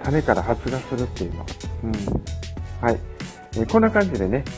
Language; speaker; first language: Japanese; native; Japanese